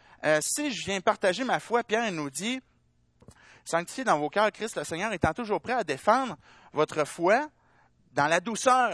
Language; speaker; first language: French; native; French